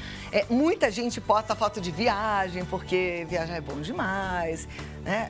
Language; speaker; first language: Portuguese; native; Portuguese